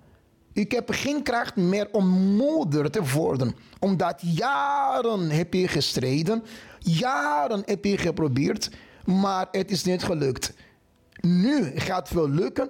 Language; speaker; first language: Dutch; non-native, fluent; Portuguese